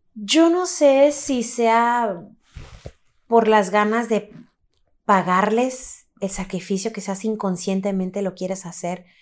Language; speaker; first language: Spanish; early bilingual, heritage; Spanish